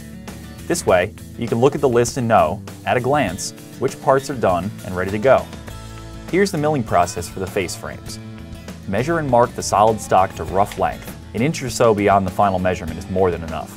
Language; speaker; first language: English; native; English